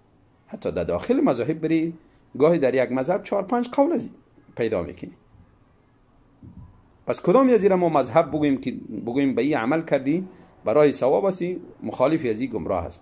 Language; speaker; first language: Persian; native; Persian